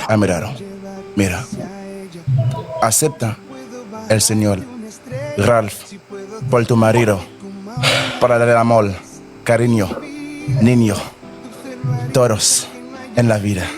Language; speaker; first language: Spanish; non-native, learner; Haitian Creole